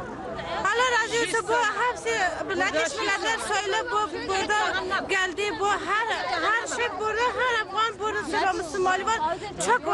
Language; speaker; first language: Turkish; non-native, learner; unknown